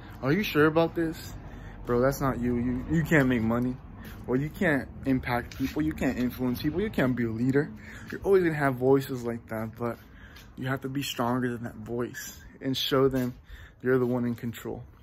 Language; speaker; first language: English; native; English